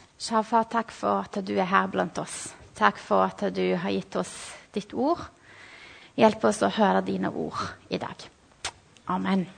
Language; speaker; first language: Norwegian; non-native, fluent; Portuguese